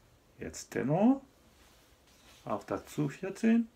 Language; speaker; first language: German; non-native, fluent; Japanese